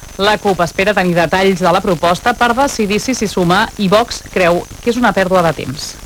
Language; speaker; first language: Catalan; native; Catalan